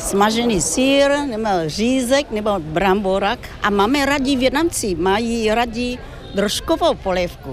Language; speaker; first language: Czech; non-native, fluent; Vietnamese